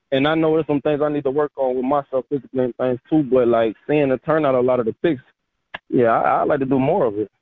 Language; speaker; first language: English; native; English